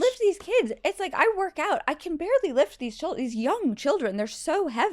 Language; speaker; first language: English; native; English